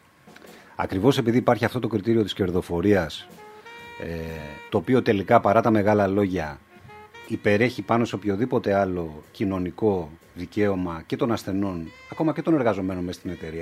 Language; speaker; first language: Greek; native; Greek